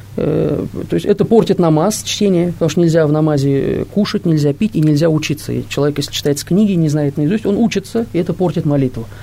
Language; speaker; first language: Russian; non-native, local second language; Tatar